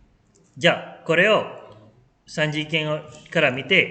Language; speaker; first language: Japanese; non-native, fluent; Malay